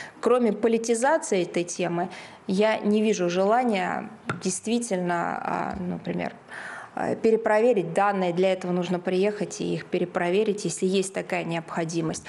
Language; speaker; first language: Russian; native; Russian